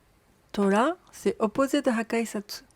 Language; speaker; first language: French; non-native, learner; Japanese